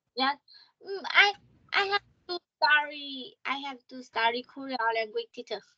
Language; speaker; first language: English; non-native, learner; Vietnamese